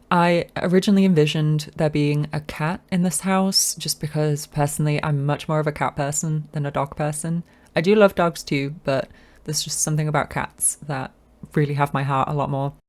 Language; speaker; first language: English; native; English